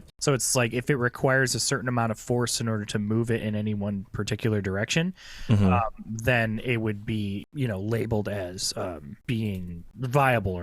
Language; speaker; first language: English; native; English